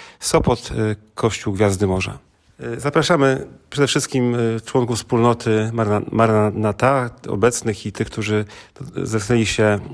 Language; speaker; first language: Polish; native; Polish